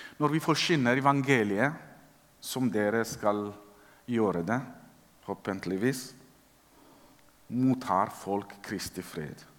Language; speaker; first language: Norwegian; non-native, fluent; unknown